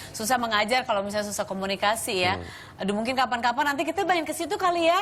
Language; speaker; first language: Indonesian; native; Indonesian